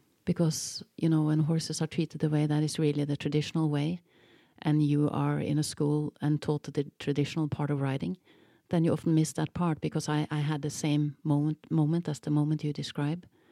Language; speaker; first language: English; non-native, fluent; Norwegian